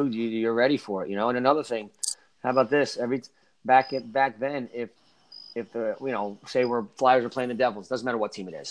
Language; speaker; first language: English; native; English